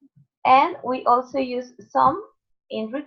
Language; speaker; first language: English; non-native, fluent; Spanish